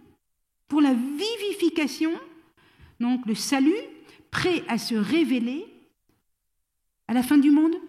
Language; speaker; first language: French; native; French